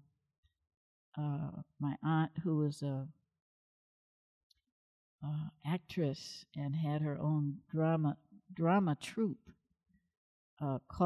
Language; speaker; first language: English; native; English